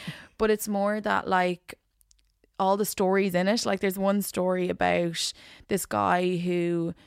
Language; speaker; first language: English; native; English